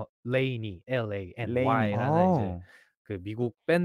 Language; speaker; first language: Korean; native; Korean